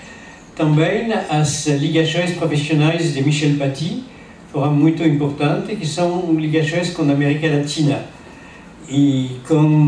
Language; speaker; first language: Portuguese; non-native, learner; French